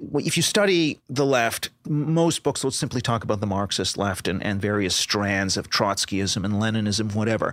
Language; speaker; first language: English; native; English